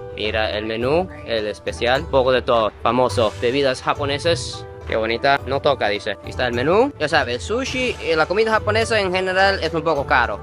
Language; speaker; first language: Spanish; non-native, fluent; Japanese